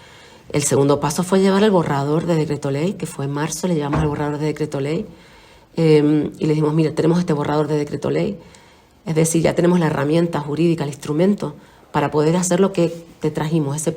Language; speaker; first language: Spanish; native; Spanish